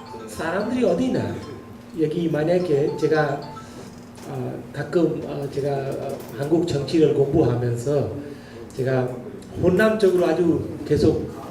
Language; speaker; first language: Korean; non-native, learner; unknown